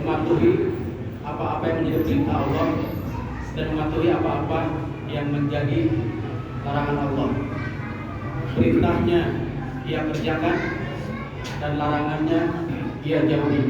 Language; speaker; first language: Indonesian; native; Indonesian